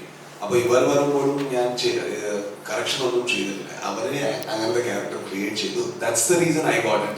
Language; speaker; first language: Malayalam; non-native, learner; Kannada